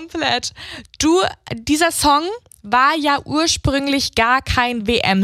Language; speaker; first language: German; native; German